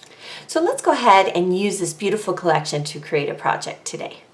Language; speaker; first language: English; native; English